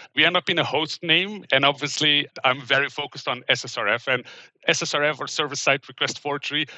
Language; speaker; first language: English; non-native, fluent; Dutch